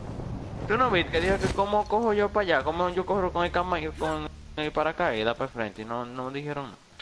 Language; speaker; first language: Spanish; native; Spanish